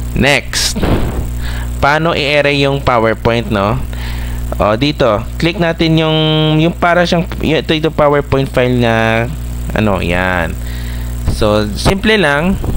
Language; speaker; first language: Filipino; non-native, local second language; Hiligaynon